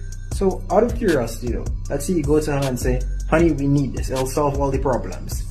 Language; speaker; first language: English; native; English